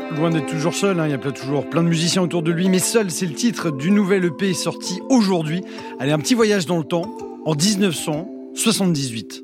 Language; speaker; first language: French; native; French